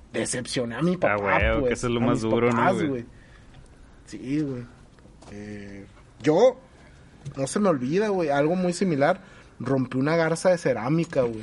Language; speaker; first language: Spanish; native; Spanish